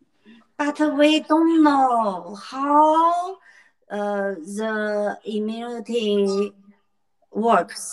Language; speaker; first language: English; non-native, learner; Chinese